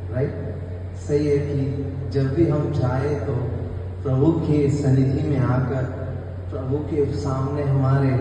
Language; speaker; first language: Hindi; non-native, local second language; Malayalam